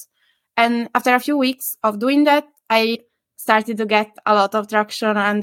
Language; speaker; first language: English; non-native, fluent; Italian